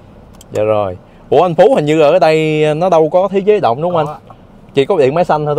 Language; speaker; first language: Vietnamese; native; Vietnamese